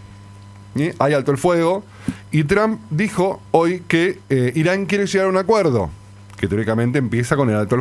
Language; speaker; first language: Spanish; native; Spanish